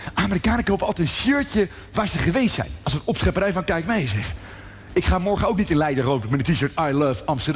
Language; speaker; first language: Dutch; native; Dutch